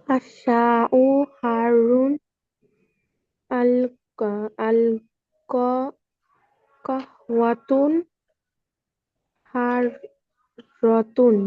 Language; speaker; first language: Arabic; non-native, learner; Bangla